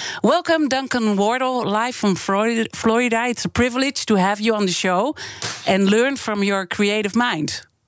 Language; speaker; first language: English; non-native, fluent; Dutch